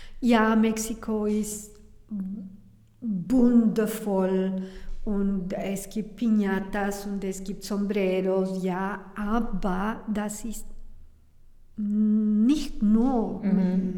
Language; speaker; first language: German; non-native, learner; Spanish